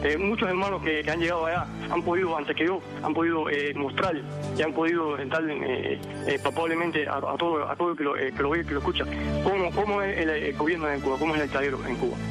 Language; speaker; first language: Spanish; native; Spanish